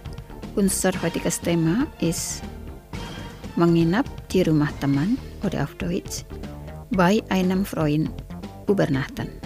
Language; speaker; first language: German; non-native, fluent; Indonesian